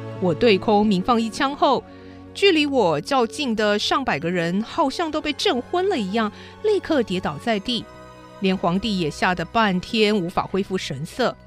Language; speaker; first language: Chinese; native; Chinese